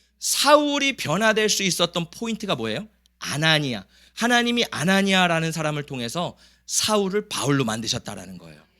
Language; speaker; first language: Korean; early bilingual, heritage; Korean